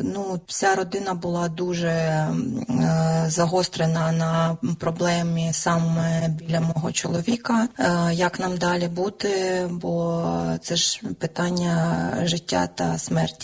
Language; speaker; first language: Ukrainian; native; Ukrainian